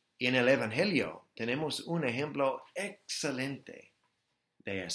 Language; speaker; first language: Spanish; non-native, fluent; English